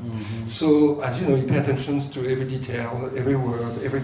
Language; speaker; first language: English; non-native, fluent; French